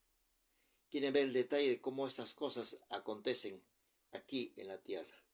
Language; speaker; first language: Spanish; native; Spanish